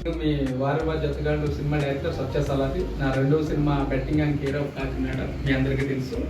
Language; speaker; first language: Telugu; native; Telugu